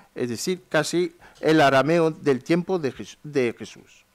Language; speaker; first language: Spanish; non-native, fluent; French